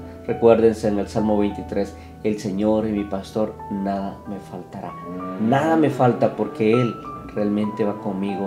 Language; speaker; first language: Spanish; native; Spanish